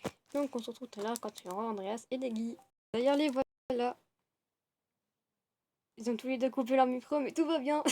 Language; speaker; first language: French; native; French